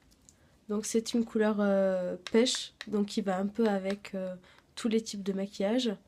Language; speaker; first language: French; native; French